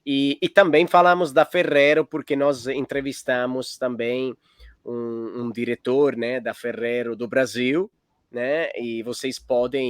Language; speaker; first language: Portuguese; non-native, fluent; Italian